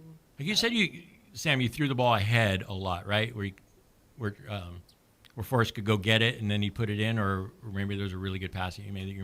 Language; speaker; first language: English; native; English